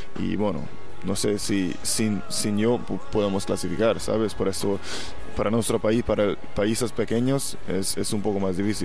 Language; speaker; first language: Spanish; non-native, fluent; Hungarian